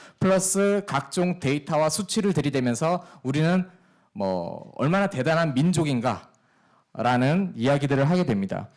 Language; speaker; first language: Korean; early bilingual, heritage; Korean